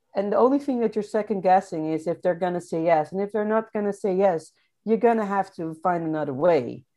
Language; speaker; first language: English; non-native, fluent; Dutch